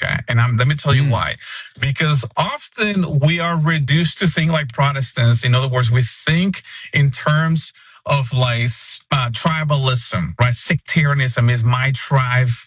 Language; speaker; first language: English; non-native, fluent; Spanish